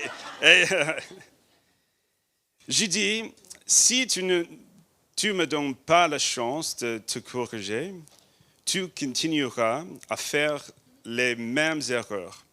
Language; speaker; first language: French; non-native, learner; English